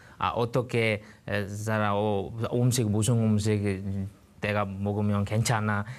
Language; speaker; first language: Korean; non-native, learner; Divehi